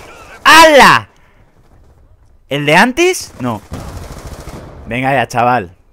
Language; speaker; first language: Spanish; native; Spanish